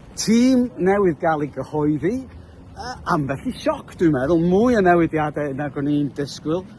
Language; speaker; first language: Welsh; native; Welsh